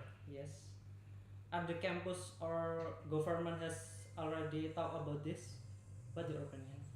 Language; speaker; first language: English; non-native, learner; Indonesian